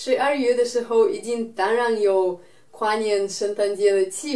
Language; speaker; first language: Chinese; non-native, fluent; Russian